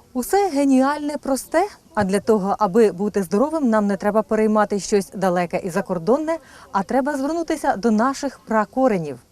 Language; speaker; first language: Ukrainian; native; Ukrainian